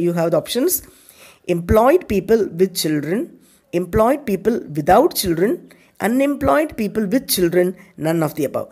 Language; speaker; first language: English; non-native, local second language; Tamil